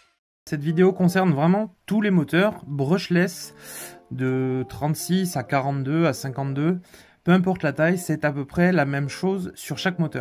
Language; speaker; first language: French; native; French